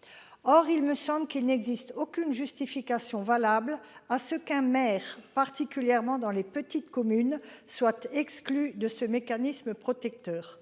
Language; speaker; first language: French; native; French